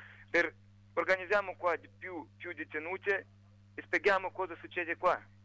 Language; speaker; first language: Italian; non-native, learner; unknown